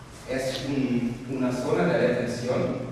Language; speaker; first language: Spanish; non-native, fluent; German